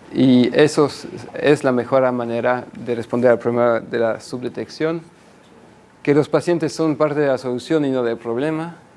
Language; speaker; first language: Spanish; non-native, fluent; French